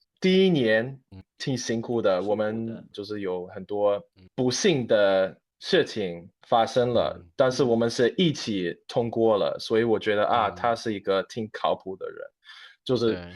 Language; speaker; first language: Chinese; non-native, fluent; English